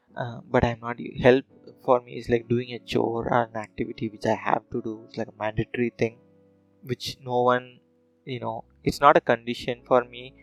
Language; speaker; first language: English; non-native, local second language; Telugu